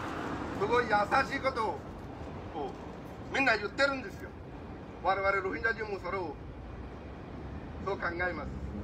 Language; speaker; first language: Japanese; non-native, fluent; Rohingya